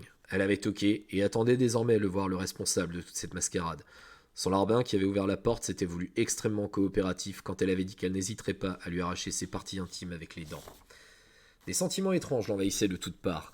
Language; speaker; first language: French; native; French